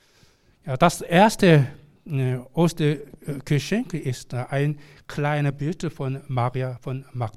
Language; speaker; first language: German; non-native, learner; Korean